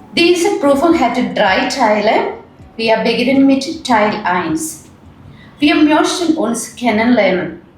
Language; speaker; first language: German; non-native, fluent; Malayalam